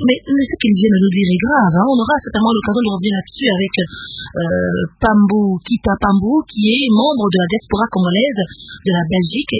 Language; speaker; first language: French; non-native, local second language; Lingala